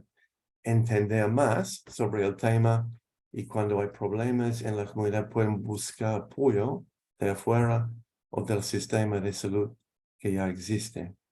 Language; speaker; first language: Spanish; non-native, fluent; English